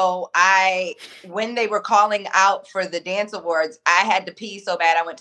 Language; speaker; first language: English; native; English